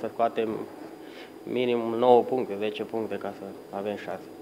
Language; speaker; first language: Romanian; early bilingual, heritage; Romanian